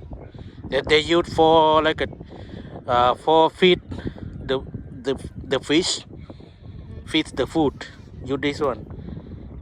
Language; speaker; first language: English; non-native, learner; Lao